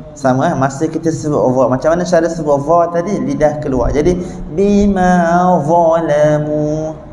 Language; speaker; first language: Malay; native; Malay